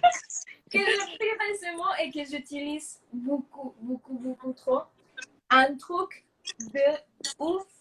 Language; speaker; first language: French; non-native, fluent; Spanish